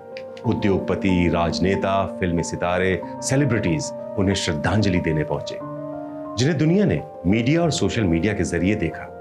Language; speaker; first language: Hindi; native; Hindi